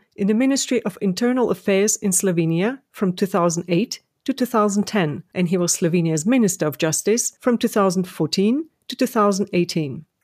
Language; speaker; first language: English; non-native, fluent; Ukrainian